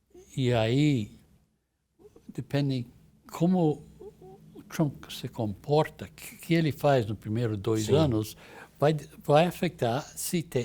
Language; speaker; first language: Portuguese; non-native, fluent; English